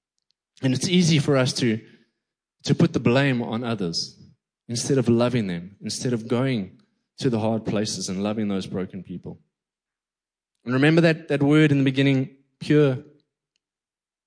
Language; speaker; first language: English; native; English